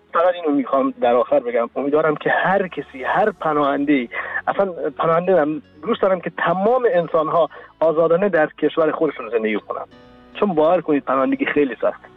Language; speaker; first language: Persian; non-native, local second language; Central Kurdish